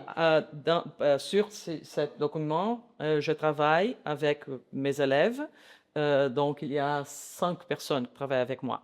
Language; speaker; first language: French; non-native, learner; Portuguese